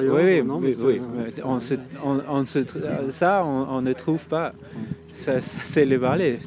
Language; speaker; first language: French; non-native, local second language; German